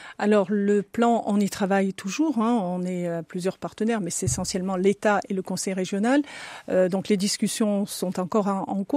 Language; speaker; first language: French; native; French